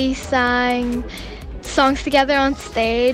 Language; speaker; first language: English; native; English